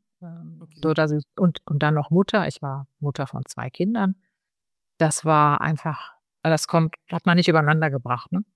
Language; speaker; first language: German; early bilingual, other home language; Arabic